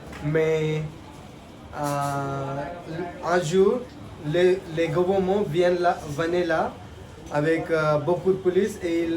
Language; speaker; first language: French; non-native, learner; Hindi